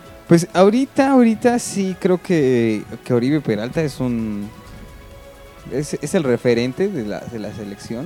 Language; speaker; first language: Spanish; native; Spanish